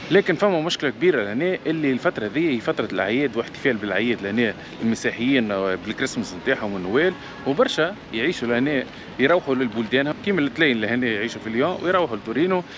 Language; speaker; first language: Arabic; native; Arabic